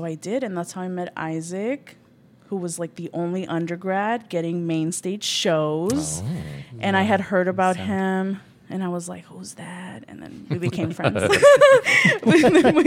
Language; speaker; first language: English; early bilingual, other home language; Spanish